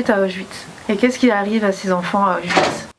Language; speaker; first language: French; native; French